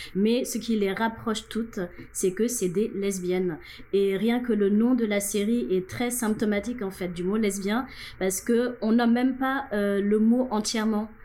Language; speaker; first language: French; non-native, local second language; Wolof